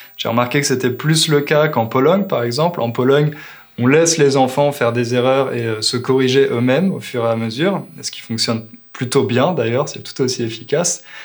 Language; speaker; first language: French; native; French